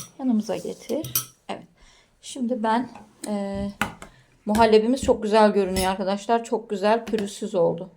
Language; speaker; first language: Turkish; native; Turkish